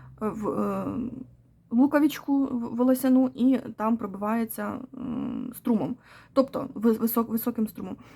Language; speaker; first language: Ukrainian; non-native, local second language; Russian